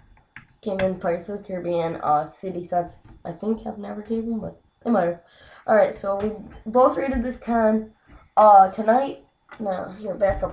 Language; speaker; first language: English; native; English